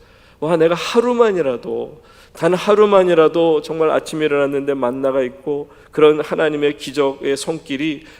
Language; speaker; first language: Korean; native; Korean